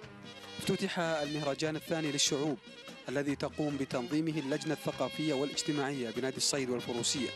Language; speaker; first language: Arabic; native; Arabic